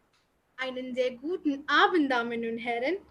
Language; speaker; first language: German; non-native, learner; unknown